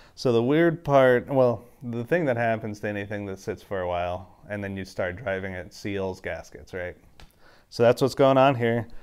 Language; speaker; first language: English; native; English